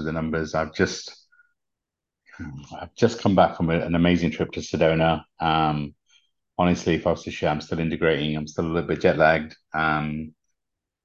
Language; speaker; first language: English; native; English